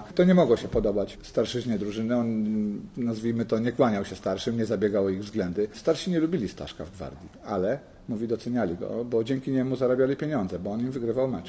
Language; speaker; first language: Polish; native; Polish